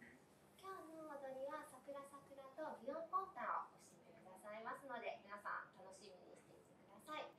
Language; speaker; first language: Japanese; native; Japanese